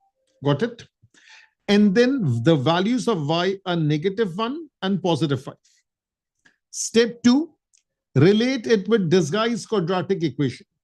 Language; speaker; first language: English; non-native, local second language; Urdu